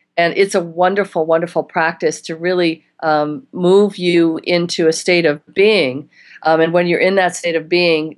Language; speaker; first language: English; native; English